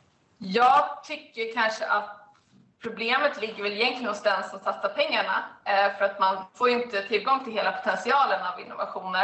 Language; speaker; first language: Swedish; native; Swedish